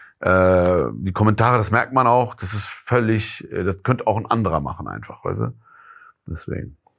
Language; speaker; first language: German; early bilingual, other home language; Persian